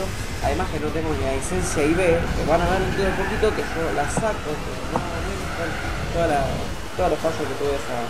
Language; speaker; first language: Spanish; native; Spanish